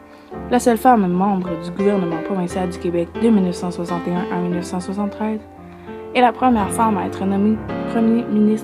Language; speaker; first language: French; native; French